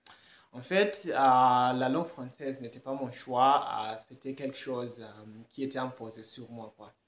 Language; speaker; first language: French; non-native, fluent; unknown